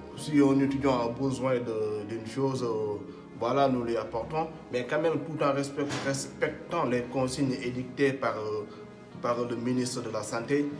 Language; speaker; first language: French; non-native, local second language; Wolof